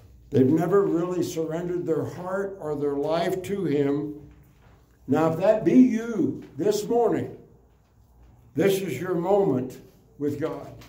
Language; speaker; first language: English; native; English